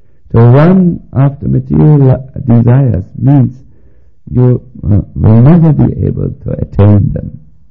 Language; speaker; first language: English; non-native, fluent; German